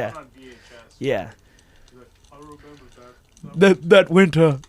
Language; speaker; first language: English; native; English